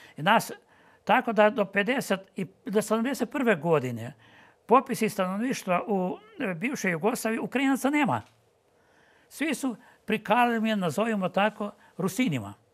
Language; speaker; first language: Bosnian; non-native, local second language; Ukrainian